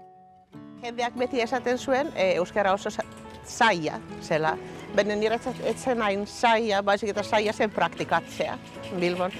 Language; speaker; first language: Basque; non-native, fluent; Finnish